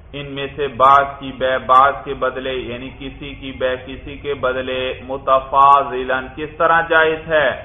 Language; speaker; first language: Urdu; native; Urdu